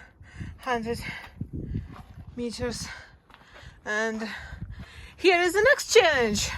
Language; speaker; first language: English; non-native, learner; Russian